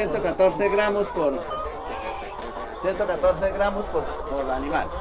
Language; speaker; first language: Spanish; native; Spanish